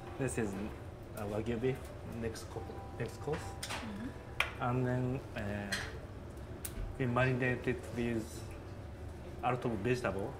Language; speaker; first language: English; non-native, learner; Japanese